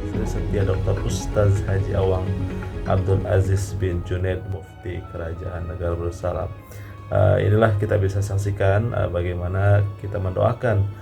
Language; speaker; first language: Malay; non-native, fluent; Indonesian